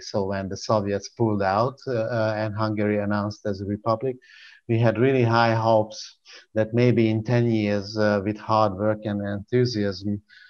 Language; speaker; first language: English; non-native, fluent; Hungarian